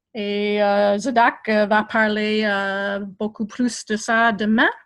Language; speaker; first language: French; non-native, fluent; English